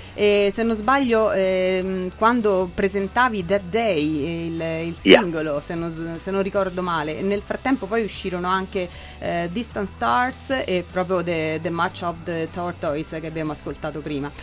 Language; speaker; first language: Italian; native; Italian